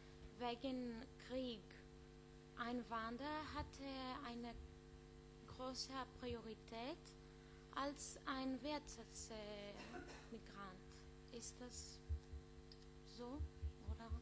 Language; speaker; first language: German; non-native, learner; Greek